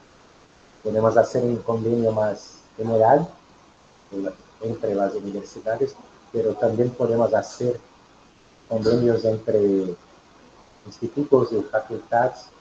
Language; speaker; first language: Spanish; non-native, learner; Portuguese